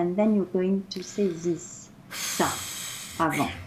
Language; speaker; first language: English; non-native, fluent; French